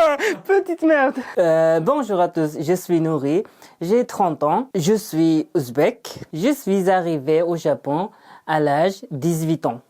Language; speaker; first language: French; non-native, learner; Uzbek